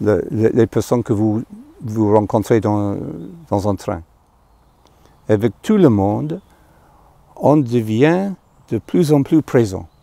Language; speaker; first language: French; non-native, fluent; English